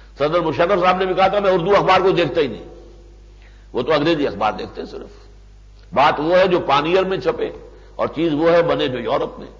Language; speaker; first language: Urdu; native; Urdu